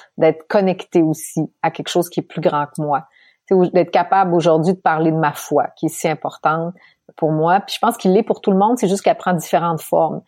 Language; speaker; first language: French; native; French